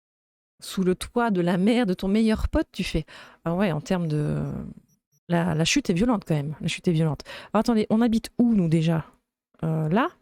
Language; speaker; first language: French; native; French